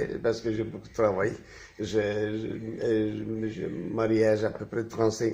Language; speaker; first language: French; non-native, learner; Turkish